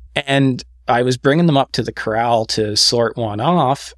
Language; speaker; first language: English; native; English